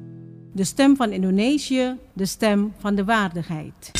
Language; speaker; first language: Dutch; non-native, fluent; Indonesian